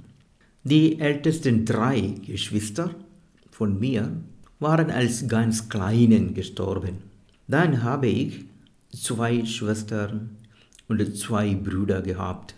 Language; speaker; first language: German; non-native, fluent; Malayalam